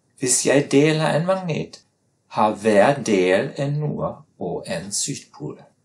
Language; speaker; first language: Norwegian; non-native, fluent; German